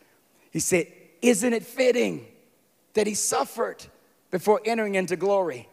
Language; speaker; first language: English; native; English